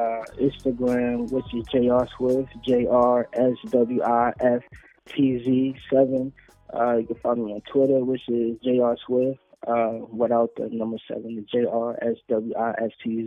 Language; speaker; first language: English; native; English